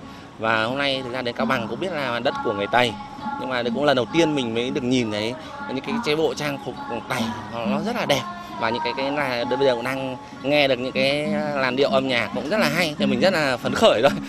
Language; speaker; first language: Vietnamese; native; Vietnamese